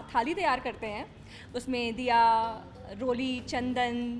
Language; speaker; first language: Hindi; native; Hindi